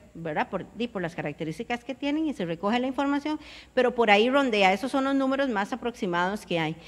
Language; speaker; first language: Spanish; native; Spanish